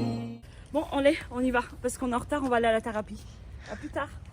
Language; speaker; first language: French; native; French